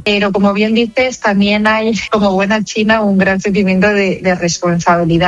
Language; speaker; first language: Spanish; native; Spanish